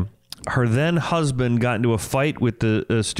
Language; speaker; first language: English; native; English